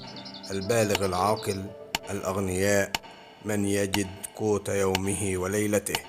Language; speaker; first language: Arabic; native; Arabic